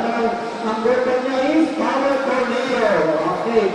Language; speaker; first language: Filipino; native; Filipino